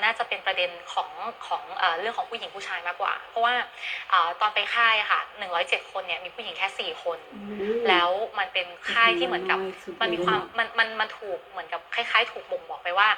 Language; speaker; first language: Thai; native; Thai